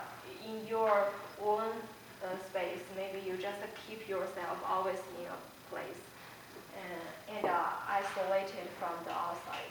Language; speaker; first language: English; non-native, fluent; Chinese